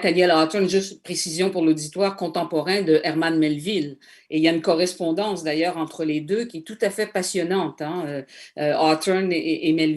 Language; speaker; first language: French; native; French